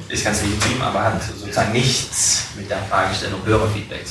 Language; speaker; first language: German; native; German